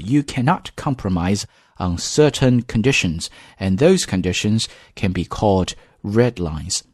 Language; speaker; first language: English; non-native, fluent; Chinese